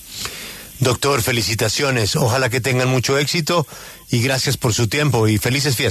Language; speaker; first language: Spanish; native; Spanish